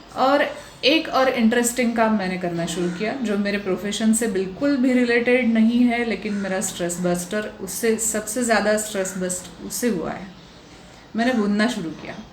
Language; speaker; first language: Hindi; non-native, local second language; Marathi